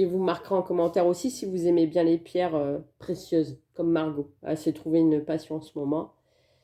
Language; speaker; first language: French; native; French